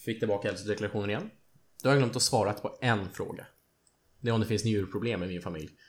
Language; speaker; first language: Swedish; native; Swedish